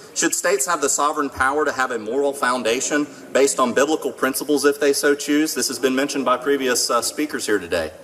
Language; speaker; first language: English; native; English